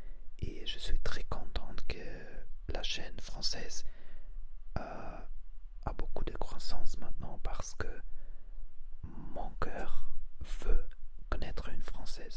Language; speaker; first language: French; non-native, learner; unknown